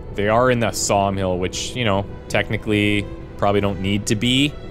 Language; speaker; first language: English; native; English